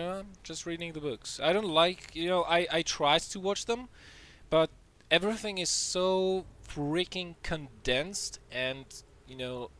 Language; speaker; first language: English; non-native, fluent; Dutch